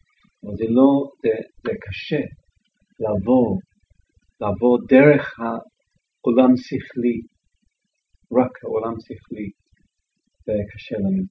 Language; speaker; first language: Hebrew; non-native, fluent; English